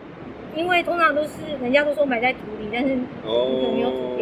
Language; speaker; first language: Chinese; native; Chinese